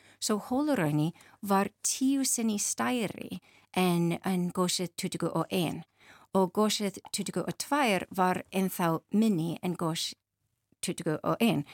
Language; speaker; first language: Icelandic; non-native, learner; English